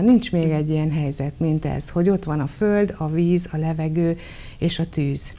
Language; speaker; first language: Hungarian; native; Hungarian